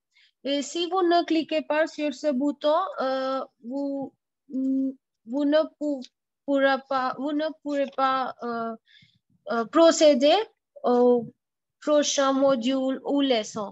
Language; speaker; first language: French; non-native, fluent; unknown